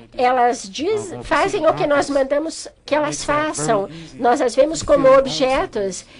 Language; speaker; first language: Portuguese; non-native, fluent; English